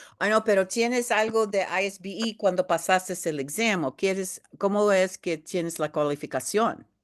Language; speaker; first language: Spanish; early bilingual, heritage; Spanish